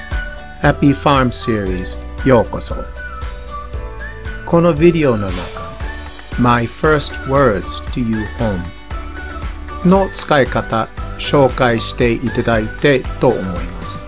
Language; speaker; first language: Japanese; non-native, fluent; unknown